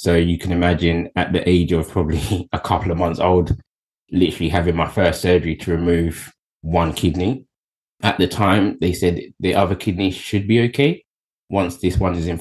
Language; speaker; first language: English; native; English